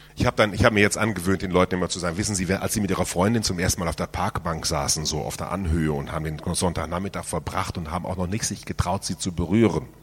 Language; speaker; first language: German; native; German